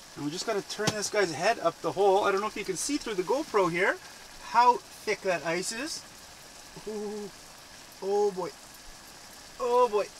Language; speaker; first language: English; native; English